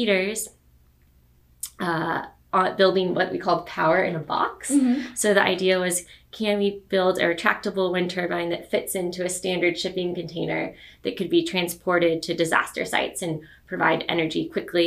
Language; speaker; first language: English; native; English